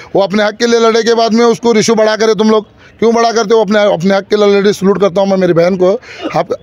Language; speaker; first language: Hindi; native; Hindi